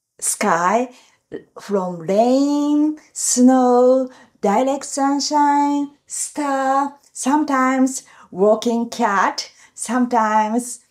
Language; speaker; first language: English; non-native, learner; Japanese